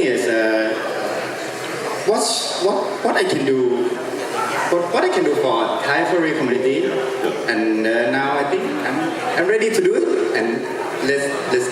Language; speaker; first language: English; non-native, fluent; Thai